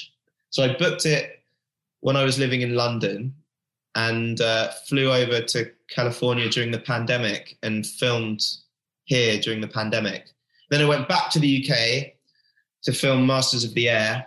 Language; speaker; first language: English; native; English